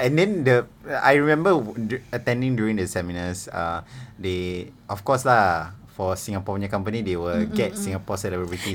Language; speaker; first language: English; non-native, local second language; Malay